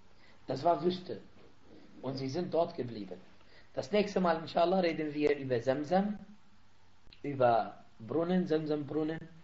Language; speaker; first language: German; non-native, fluent; Arabic